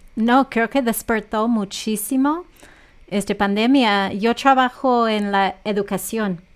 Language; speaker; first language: Spanish; early bilingual, heritage; Spanish